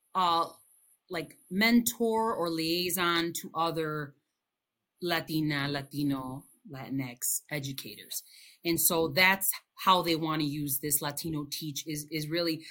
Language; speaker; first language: English; early bilingual, other home language; Spanish